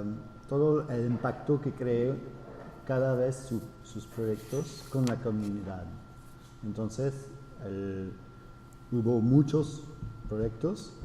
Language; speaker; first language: Spanish; non-native, fluent; French